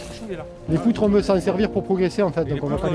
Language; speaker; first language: French; native; French